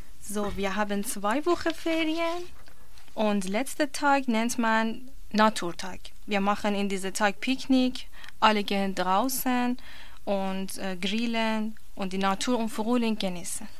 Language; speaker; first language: German; non-native, learner; Persian